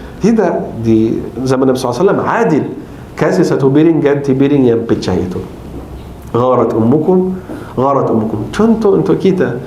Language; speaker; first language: Malay; non-native, fluent; Arabic